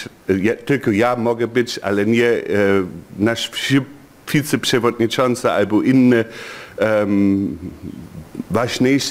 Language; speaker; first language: Polish; non-native, fluent; German